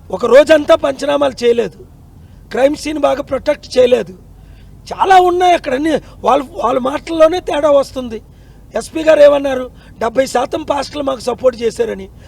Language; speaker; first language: Telugu; native; Telugu